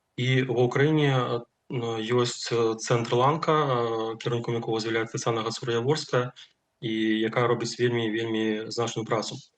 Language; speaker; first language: Belarusian; non-native, local second language; Russian